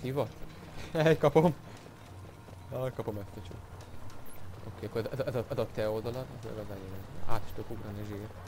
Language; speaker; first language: Hungarian; native; Hungarian